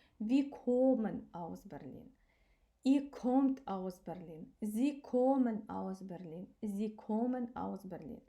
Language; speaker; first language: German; non-native, learner; Ukrainian